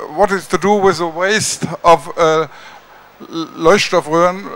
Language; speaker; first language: English; non-native, learner; German